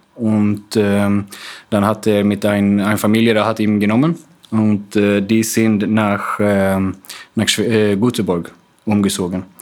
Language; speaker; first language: German; non-native, fluent; Swedish